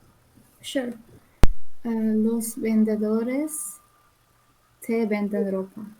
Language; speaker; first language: Spanish; non-native, learner; English